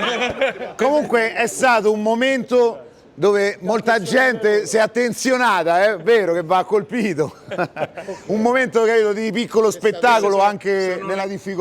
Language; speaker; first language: Italian; native; Italian